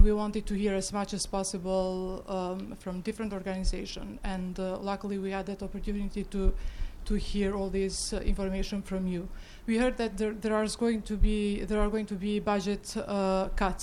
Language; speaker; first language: English; non-native, fluent; Albanian